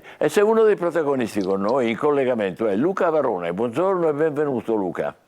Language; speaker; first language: Italian; native; Italian